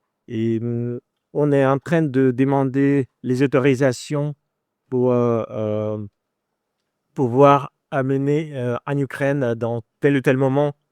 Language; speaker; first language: French; non-native, fluent; Ukrainian